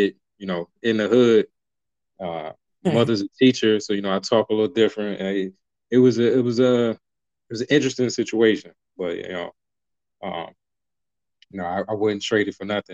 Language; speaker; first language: English; native; English